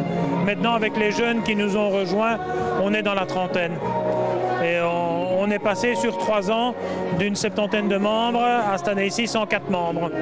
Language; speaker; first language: French; native; French